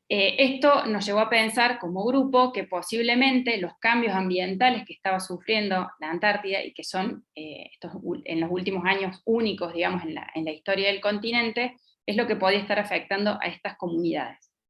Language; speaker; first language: Spanish; native; Spanish